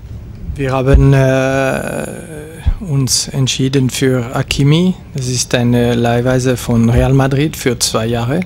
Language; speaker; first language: German; non-native, local second language; French